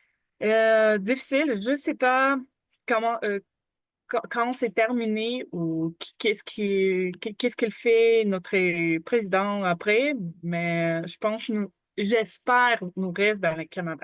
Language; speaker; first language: French; non-native, learner; Ukrainian